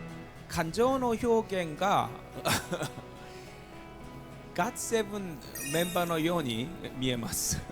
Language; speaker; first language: Japanese; non-native, learner; Korean